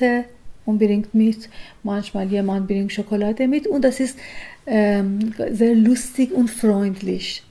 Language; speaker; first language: German; non-native, learner; Persian